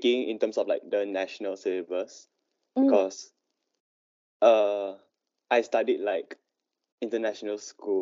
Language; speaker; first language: English; non-native, local second language; Cantonese